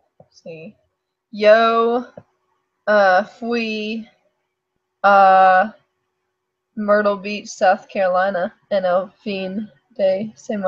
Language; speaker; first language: Spanish; non-native, learner; English